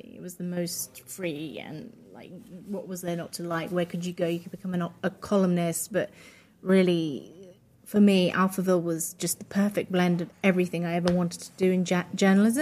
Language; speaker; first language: English; non-native, local second language; Polish